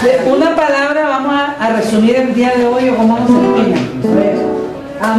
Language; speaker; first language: Spanish; native; Spanish